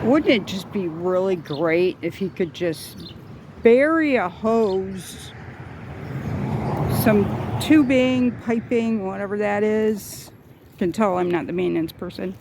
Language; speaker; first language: English; native; English